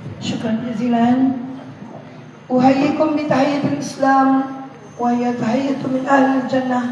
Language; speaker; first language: Arabic; non-native, fluent; Malay